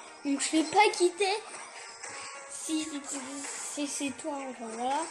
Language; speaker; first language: French; native; French